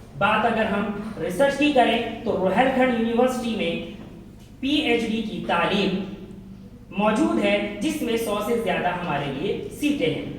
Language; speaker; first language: Urdu; native; Urdu